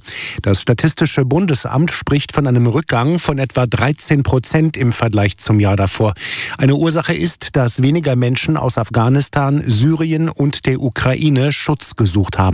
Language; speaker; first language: German; native; German